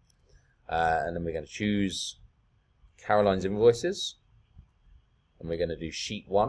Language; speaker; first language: English; native; English